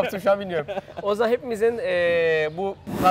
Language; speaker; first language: Turkish; native; Turkish